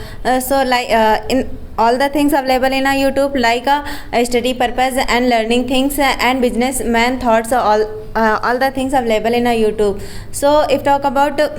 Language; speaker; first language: English; non-native, learner; Hindi